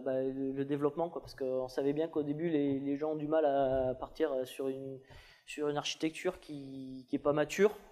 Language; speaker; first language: French; native; French